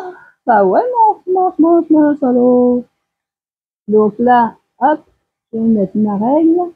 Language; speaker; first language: French; native; French